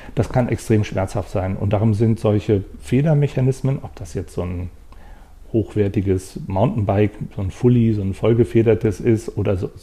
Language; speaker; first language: German; native; German